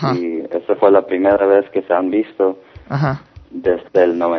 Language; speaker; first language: Spanish; early bilingual, heritage; Spanish